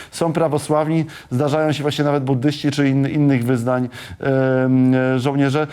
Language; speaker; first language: Polish; native; Polish